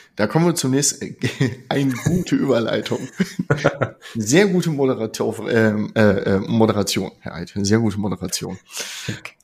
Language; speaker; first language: German; native; German